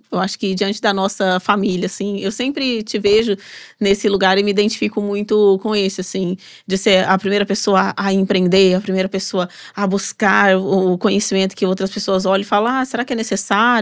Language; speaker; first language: Portuguese; native; Portuguese